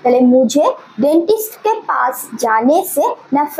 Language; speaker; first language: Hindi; non-native, local second language; Bangla